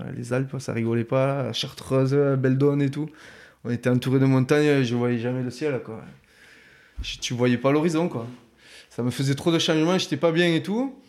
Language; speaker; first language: French; native; French